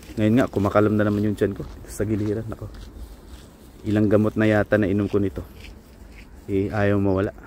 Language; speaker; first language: Filipino; native; Filipino